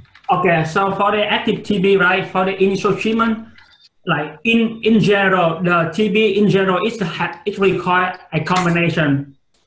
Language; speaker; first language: English; non-native, fluent; Vietnamese